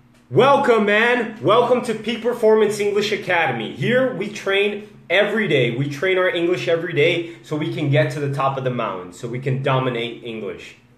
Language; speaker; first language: English; non-native, fluent; Portuguese